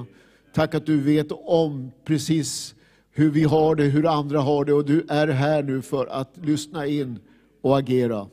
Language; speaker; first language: Swedish; native; Swedish